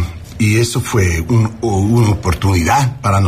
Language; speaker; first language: Spanish; early bilingual, heritage; English